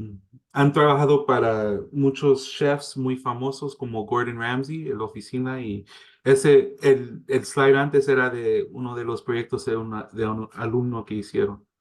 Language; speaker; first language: Spanish; early bilingual, heritage; English